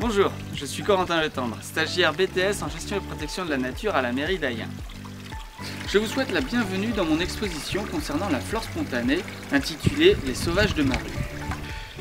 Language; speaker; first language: French; native; French